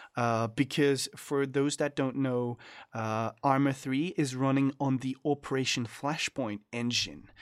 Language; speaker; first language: English; non-native, fluent; French